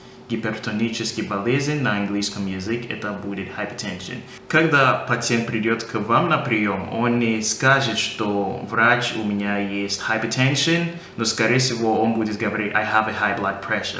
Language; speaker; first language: Russian; non-native, fluent; English